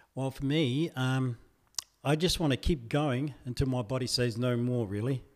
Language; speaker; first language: English; native; English